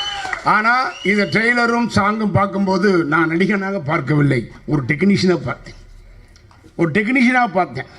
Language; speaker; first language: Tamil; native; Tamil